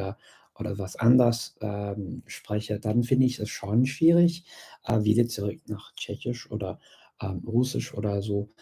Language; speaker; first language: German; non-native, fluent; English